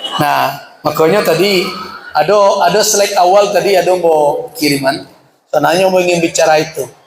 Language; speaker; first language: Malay; non-native, local second language; Minangkabau